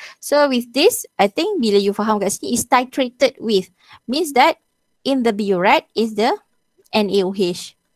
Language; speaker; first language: English; non-native, local second language; Malay